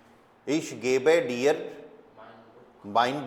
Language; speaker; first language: German; non-native, fluent; Hindi